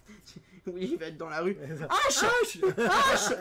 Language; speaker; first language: French; native; French